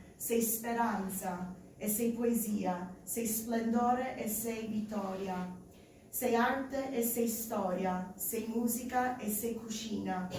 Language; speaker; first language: Italian; early bilingual, heritage; Italian